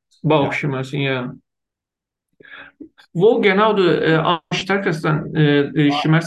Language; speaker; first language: German; non-native, learner; Turkish